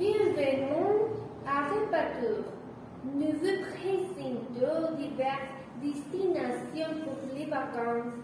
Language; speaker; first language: French; non-native, learner; Spanish